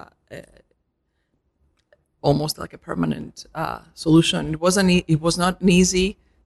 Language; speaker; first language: English; non-native, fluent; Arabic